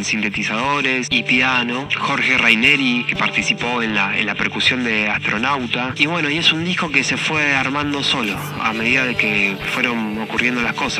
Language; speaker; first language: Spanish; native; Spanish